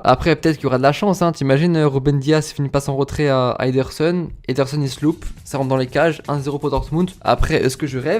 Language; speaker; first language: French; native; French